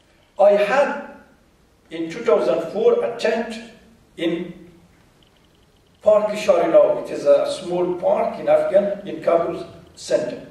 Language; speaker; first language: English; non-native, fluent; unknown